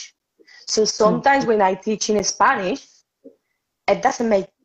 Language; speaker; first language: English; non-native, fluent; Spanish